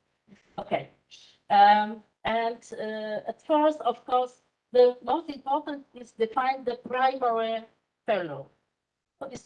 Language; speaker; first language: English; non-native, fluent; Polish